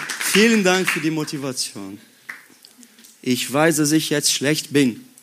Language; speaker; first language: German; non-native, learner; Portuguese